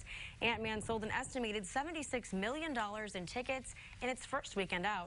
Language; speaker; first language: English; native; English